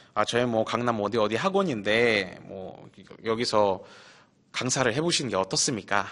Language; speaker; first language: Korean; early bilingual, heritage; Russian